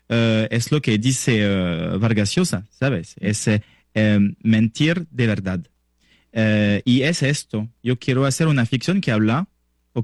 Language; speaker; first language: Spanish; non-native, learner; French